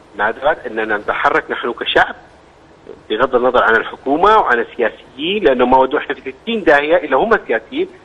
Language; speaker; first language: Arabic; native; Arabic